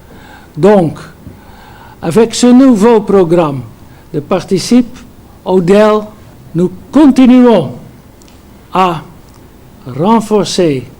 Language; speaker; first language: French; non-native, fluent; Dutch